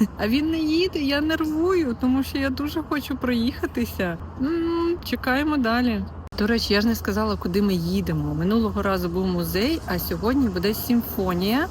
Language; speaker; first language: Ukrainian; native; Ukrainian